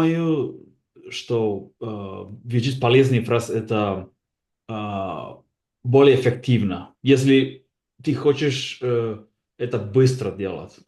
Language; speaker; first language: Russian; non-native, learner; Basque